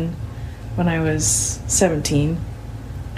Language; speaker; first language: English; native; English